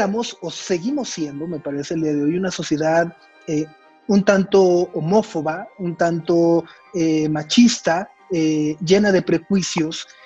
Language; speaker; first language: Spanish; native; Spanish